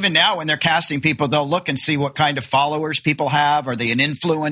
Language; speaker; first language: English; native; English